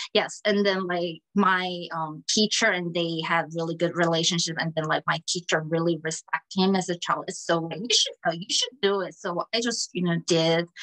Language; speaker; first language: English; non-native, fluent; Korean